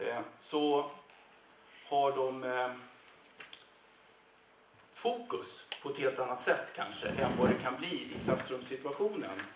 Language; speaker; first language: Swedish; native; Swedish